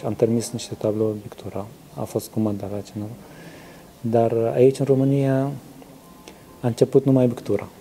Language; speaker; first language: Romanian; non-native, learner; Arabic